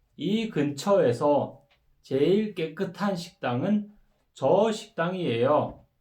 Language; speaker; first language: Korean; non-native, fluent; Kyrgyz